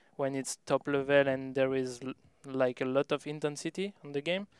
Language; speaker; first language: English; non-native, learner; French